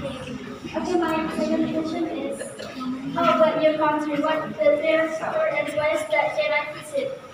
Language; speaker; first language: English; non-native, learner; Indonesian